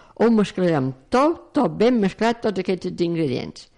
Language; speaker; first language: Catalan; native; Catalan